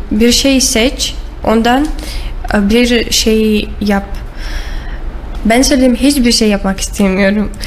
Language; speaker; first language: Turkish; non-native, learner; Russian